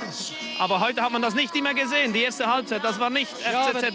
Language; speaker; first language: German; native; German